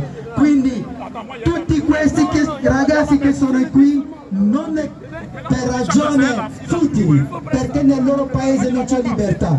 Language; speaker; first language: Italian; non-native, fluent; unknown